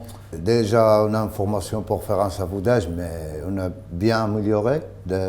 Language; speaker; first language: French; non-native, learner; Spanish